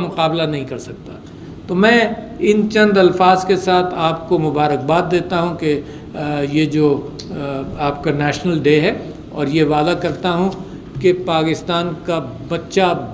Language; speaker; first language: Urdu; native; Urdu